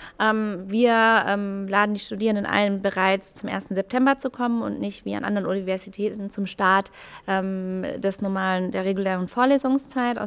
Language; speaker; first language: German; native; German